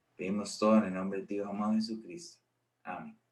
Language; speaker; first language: Spanish; native; Spanish